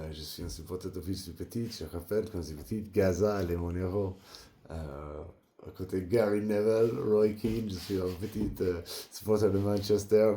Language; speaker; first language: French; non-native, learner; English